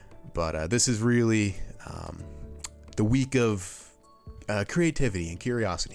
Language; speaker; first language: English; native; English